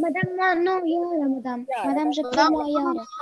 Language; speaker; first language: French; non-native, learner; Arabic